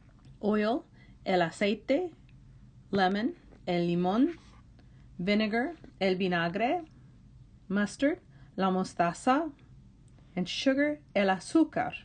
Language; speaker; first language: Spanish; non-native, fluent; English